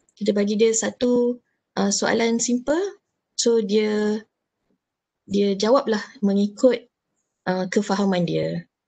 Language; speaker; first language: Malay; native; Malay